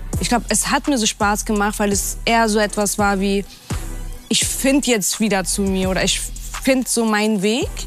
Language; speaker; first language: German; early bilingual, other home language; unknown